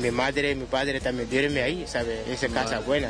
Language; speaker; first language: Spanish; non-native, learner; Wolof